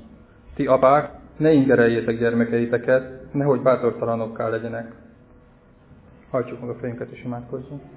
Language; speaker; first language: Hungarian; native; Hungarian